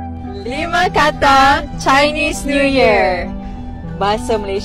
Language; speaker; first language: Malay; non-native, local second language; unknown